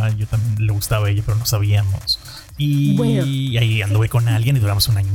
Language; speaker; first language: Spanish; native; Spanish